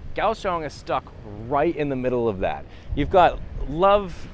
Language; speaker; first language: English; native; English